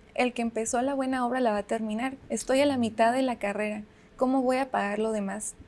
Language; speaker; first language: Spanish; native; Spanish